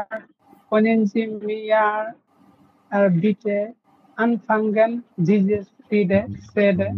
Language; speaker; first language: German; non-native, learner; Bangla